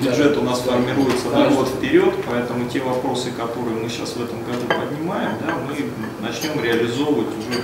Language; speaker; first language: Russian; native; Russian